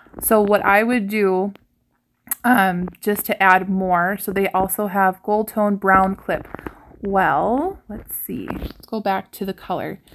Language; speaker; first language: English; native; English